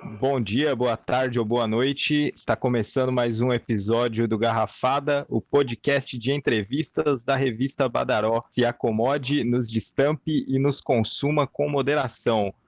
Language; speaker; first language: Portuguese; native; Portuguese